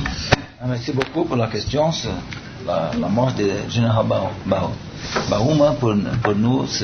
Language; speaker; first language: French; non-native, learner; Portuguese